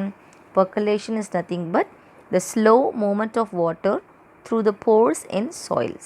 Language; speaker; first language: English; non-native, local second language; Tamil